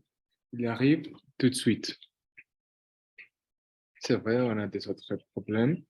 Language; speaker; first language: French; non-native, fluent; Portuguese